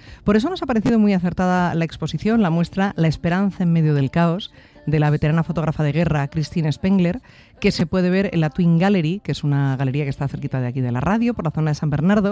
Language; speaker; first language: Spanish; native; Spanish